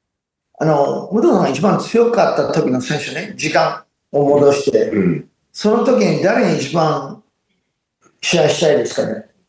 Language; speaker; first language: Japanese; non-native, fluent; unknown